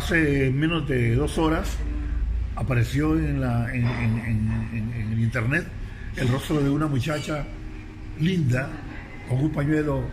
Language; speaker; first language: Spanish; native; Spanish